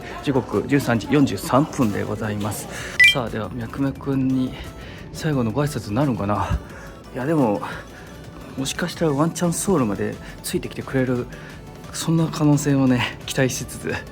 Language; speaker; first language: Japanese; native; Japanese